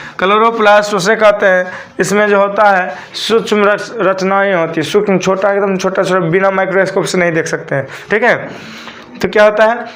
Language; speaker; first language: Hindi; native; Hindi